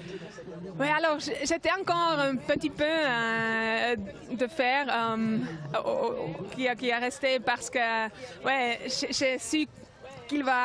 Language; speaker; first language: French; non-native, local second language; German